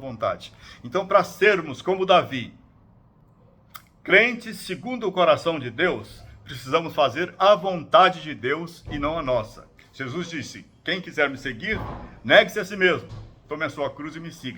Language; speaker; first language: Portuguese; native; Portuguese